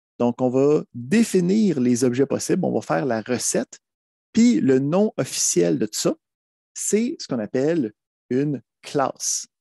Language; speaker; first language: French; native; French